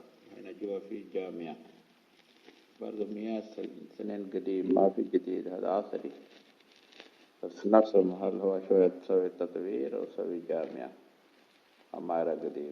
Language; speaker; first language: Arabic; non-native, learner; Urdu